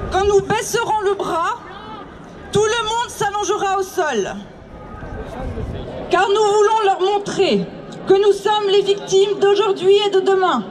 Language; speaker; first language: French; native; French